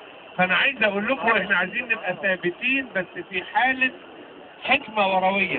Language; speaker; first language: Arabic; native; Arabic